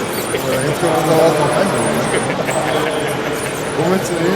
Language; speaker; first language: German; native; German